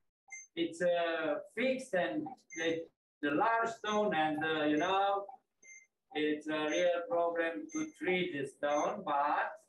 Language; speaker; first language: English; non-native, fluent; Romanian